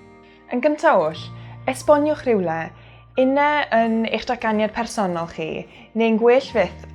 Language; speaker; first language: Welsh; native; Welsh